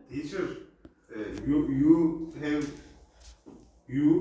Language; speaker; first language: English; non-native, learner; Turkish